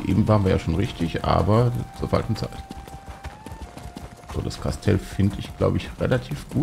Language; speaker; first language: German; native; German